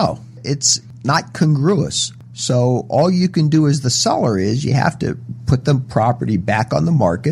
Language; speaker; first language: English; native; English